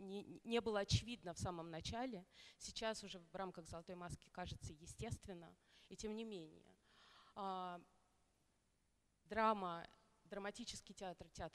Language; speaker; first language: Russian; native; Russian